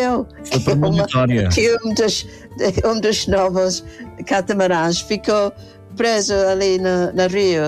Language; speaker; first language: Portuguese; non-native, fluent; English